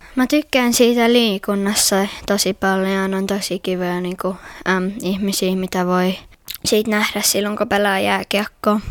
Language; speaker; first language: Finnish; early bilingual, heritage; Finnish